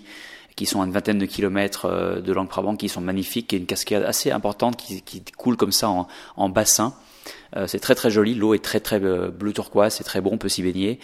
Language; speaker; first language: French; native; French